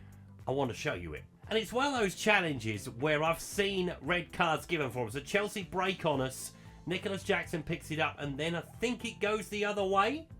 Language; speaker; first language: English; native; English